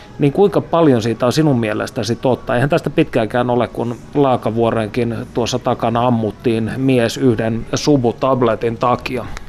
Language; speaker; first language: Finnish; native; Finnish